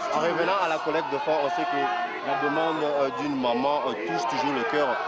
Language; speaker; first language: French; non-native, local second language; Lingala